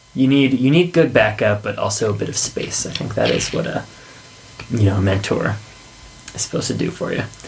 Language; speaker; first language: English; native; English